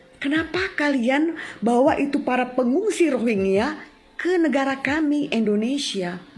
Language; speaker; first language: Indonesian; native; Indonesian